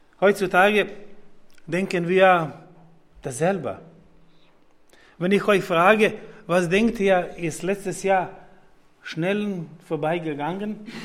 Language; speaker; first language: German; non-native, fluent; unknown